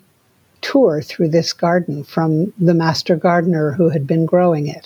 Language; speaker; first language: English; native; English